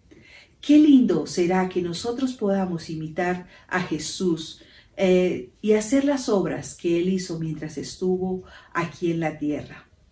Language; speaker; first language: Spanish; native; Spanish